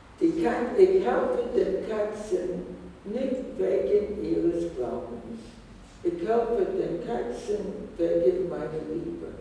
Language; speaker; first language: German; non-native, fluent; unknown